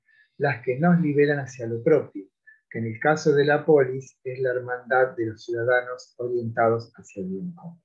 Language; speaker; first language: Spanish; native; Spanish